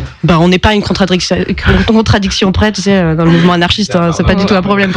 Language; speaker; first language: French; native; French